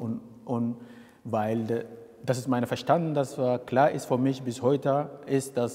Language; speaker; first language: German; non-native, fluent; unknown